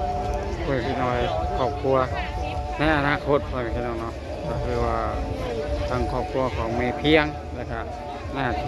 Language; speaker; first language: Thai; non-native, local second language; Lao